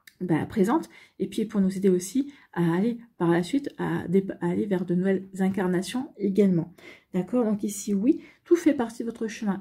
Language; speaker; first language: French; native; French